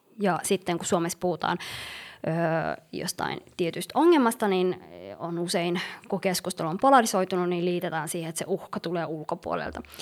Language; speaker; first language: Finnish; early bilingual, other home language; Somali